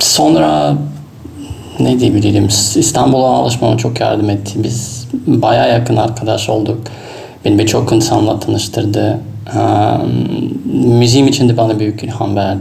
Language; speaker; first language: Turkish; non-native, fluent; Russian